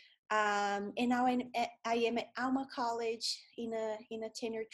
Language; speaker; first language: English; non-native, fluent; Portuguese